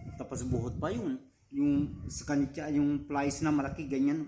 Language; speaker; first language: Filipino; non-native, learner; Punjabi